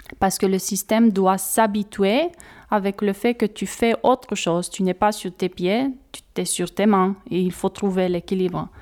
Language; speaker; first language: French; non-native, fluent; Romanian